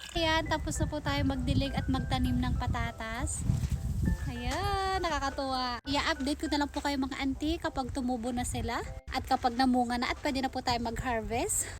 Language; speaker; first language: Filipino; non-native, local second language; Iloko